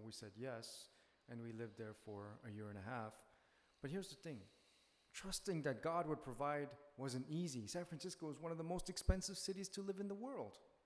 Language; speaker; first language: English; early bilingual, other home language; Korean